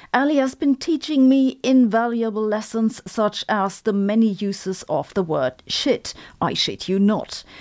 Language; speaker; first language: English; non-native, fluent; German